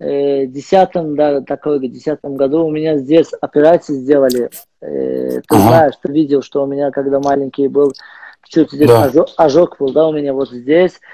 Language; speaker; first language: Russian; non-native, learner; Azerbaijani